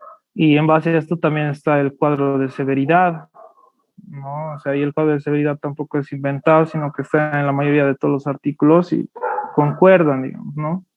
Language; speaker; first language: Spanish; native; Spanish